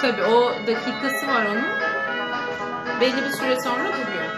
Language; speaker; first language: Turkish; native; Turkish